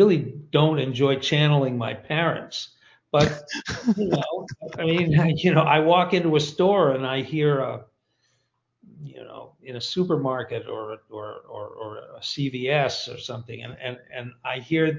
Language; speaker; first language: English; native; English